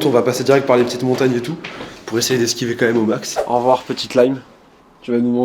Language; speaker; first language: French; native; French